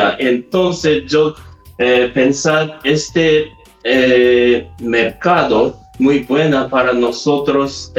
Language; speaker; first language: Spanish; non-native, learner; Japanese